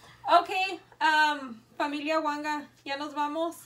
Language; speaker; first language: Spanish; early bilingual, heritage; Spanish